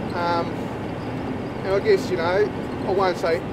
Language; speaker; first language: English; native; English